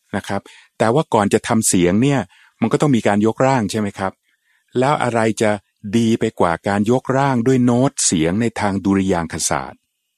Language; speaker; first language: Thai; native; Thai